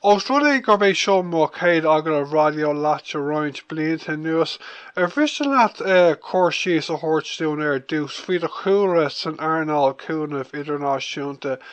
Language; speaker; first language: Irish; non-native, local second language; English